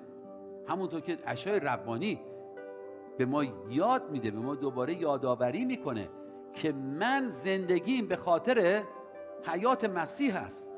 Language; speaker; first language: Persian; native; Persian